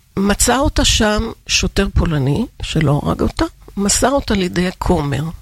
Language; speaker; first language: Hebrew; early bilingual, other home language; Yiddish